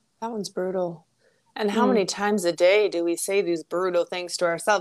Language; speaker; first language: English; native; English